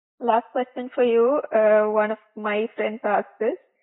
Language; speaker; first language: English; non-native, local second language; Malayalam